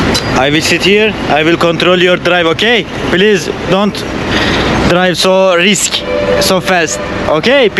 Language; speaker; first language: English; non-native, learner; Turkish